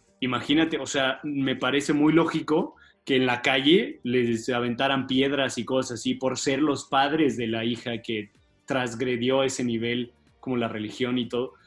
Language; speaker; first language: Spanish; native; Spanish